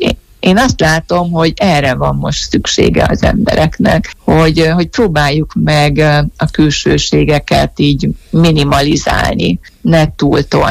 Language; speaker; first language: Hungarian; native; Hungarian